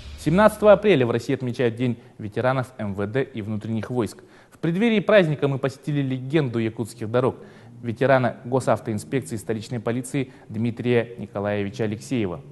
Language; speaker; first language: Russian; native; Russian